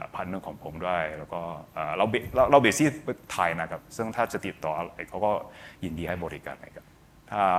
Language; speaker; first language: Thai; non-native, fluent; Indonesian